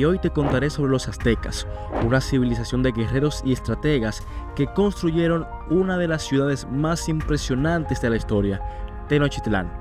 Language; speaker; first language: Spanish; native; Spanish